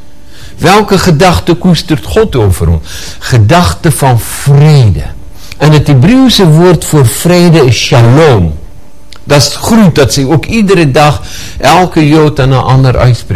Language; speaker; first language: Dutch; non-native, fluent; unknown